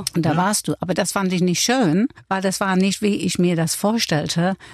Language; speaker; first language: German; non-native, fluent; English